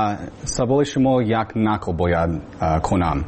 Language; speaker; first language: Persian; non-native, learner; English